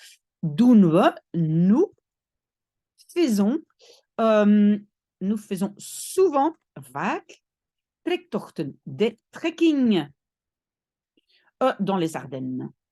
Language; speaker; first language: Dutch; non-native, local second language; French